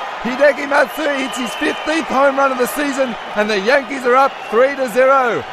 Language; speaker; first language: English; native; English